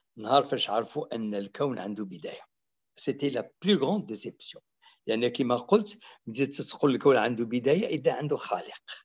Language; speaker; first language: French; non-native, local second language; Arabic